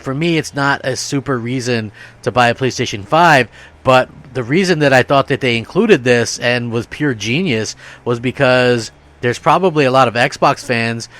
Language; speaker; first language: English; native; English